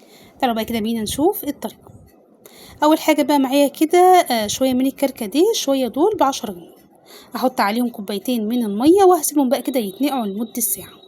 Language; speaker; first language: Arabic; native; Arabic